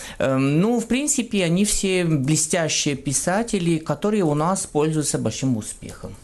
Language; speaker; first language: Russian; non-native, fluent; French